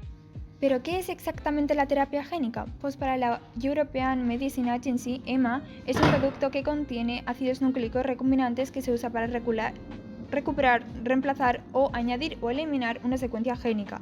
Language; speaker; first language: Spanish; native; Spanish